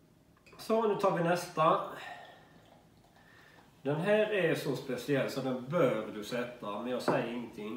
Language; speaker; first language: Swedish; native; Swedish